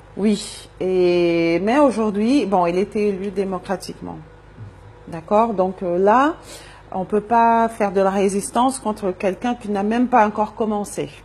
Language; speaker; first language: French; non-native, fluent; Portuguese